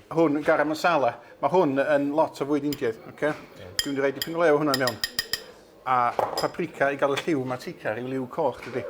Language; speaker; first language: Welsh; native; Welsh